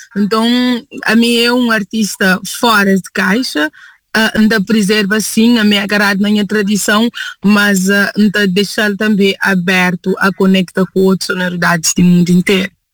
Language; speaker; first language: Portuguese; non-native, local second language; Kabuverdianu